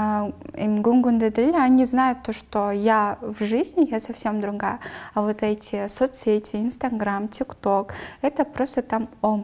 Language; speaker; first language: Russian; non-native, local second language; Kyrgyz